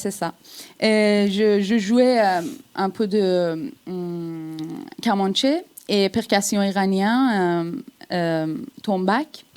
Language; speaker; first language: French; non-native, fluent; Persian